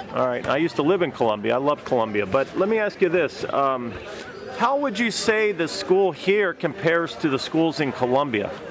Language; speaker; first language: English; native; English